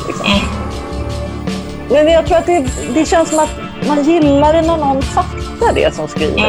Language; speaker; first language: Swedish; native; Swedish